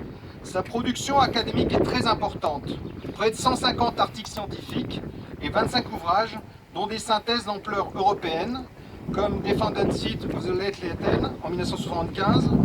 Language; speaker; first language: French; native; French